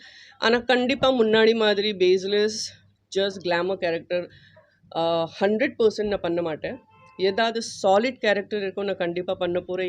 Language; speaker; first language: Tamil; non-native, fluent; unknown